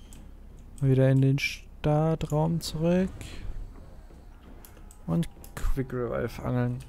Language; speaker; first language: German; native; German